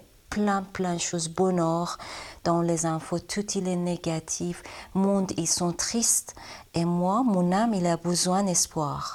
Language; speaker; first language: French; non-native, learner; Persian